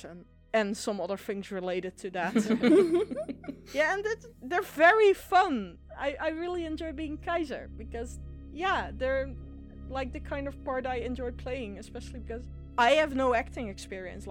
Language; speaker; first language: English; non-native, fluent; Dutch